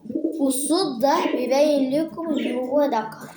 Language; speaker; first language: Arabic; native; Arabic